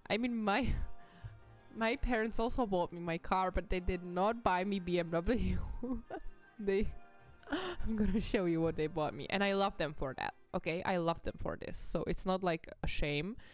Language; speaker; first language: English; non-native, fluent; Czech